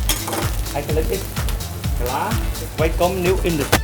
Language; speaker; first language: Dutch; non-native, learner; Vietnamese